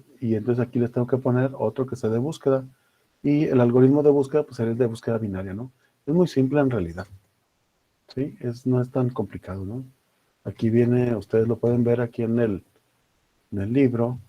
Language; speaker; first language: Spanish; native; Spanish